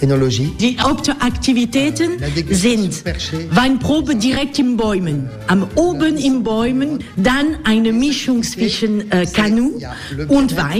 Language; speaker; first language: German; non-native, fluent; French